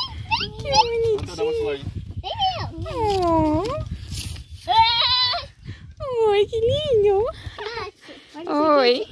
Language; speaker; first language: Portuguese; native; Portuguese